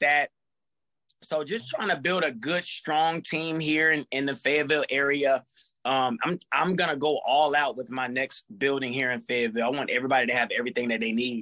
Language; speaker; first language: English; native; English